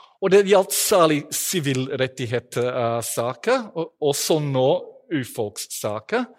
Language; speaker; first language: Norwegian; non-native, fluent; English